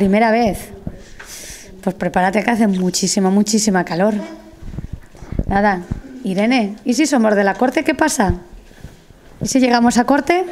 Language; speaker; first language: Spanish; native; Spanish